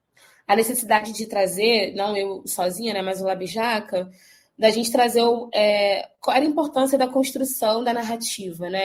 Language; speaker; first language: Portuguese; native; Portuguese